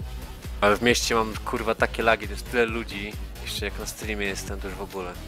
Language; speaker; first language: Polish; native; Polish